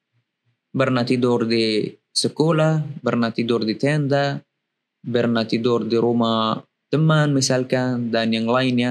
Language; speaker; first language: Indonesian; non-native, learner; Arabic